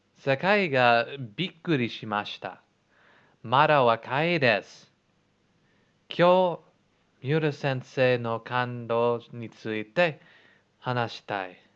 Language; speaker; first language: Japanese; non-native, learner; English